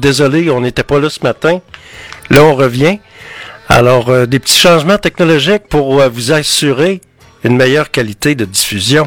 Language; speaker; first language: French; native; French